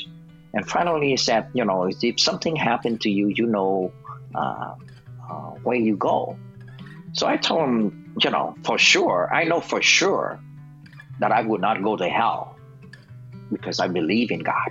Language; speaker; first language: English; non-native, fluent; Vietnamese